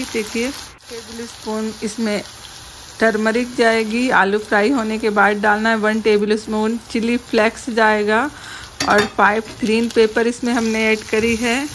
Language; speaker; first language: Hindi; native; Hindi